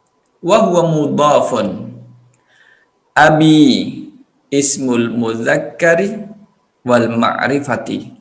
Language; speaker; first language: Arabic; non-native, fluent; Indonesian